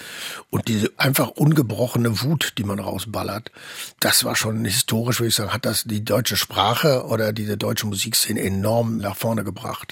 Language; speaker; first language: German; native; German